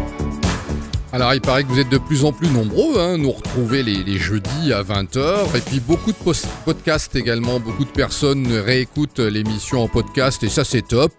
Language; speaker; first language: French; native; French